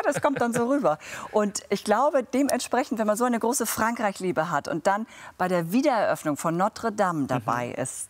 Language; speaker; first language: German; native; German